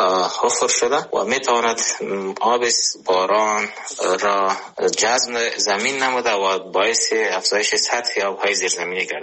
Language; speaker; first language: Persian; native; Persian